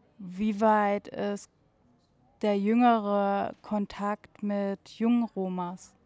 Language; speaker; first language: German; non-native, fluent; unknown